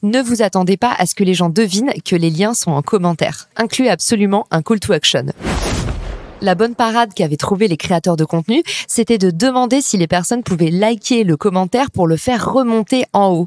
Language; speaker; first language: French; native; French